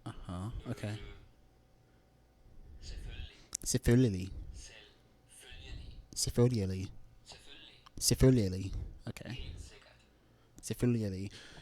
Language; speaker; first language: Danish; non-native, learner; English